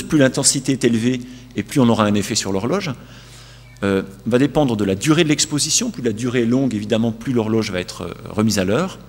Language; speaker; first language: French; native; French